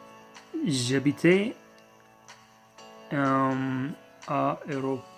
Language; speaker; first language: French; non-native, learner; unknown